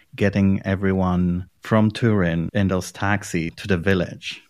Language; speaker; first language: English; non-native, fluent; Polish